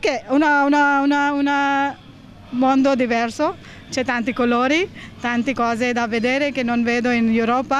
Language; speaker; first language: Italian; non-native, learner; Hindi